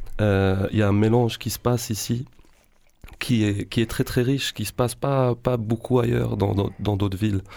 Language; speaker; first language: French; non-native, local second language; Arabic